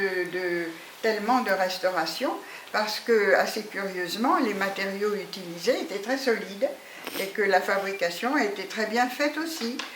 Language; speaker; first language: French; native; French